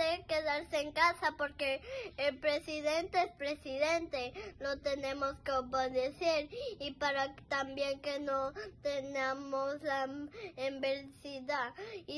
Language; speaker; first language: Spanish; early bilingual, other home language; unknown